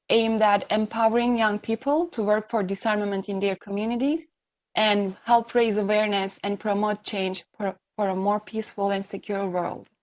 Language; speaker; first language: English; non-native, fluent; Turkish